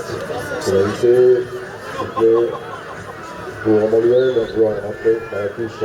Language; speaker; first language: French; native; French